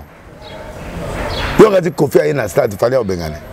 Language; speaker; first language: French; non-native, local second language; Lingala